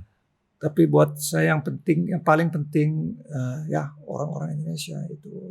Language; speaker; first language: Indonesian; non-native, local second language; Dutch